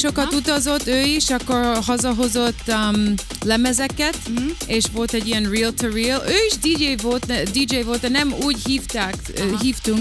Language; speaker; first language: Hungarian; early bilingual, heritage; Hungarian